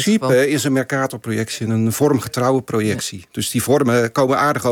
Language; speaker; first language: Dutch; native; Dutch